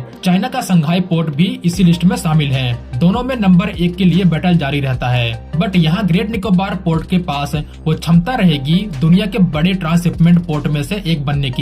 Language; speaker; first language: Hindi; native; Hindi